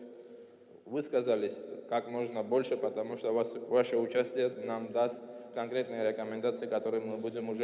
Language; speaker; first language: Russian; non-native, fluent; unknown